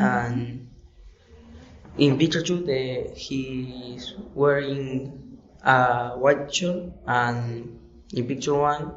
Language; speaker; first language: English; non-native, learner; Spanish